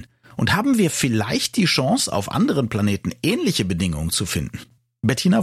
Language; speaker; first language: German; native; German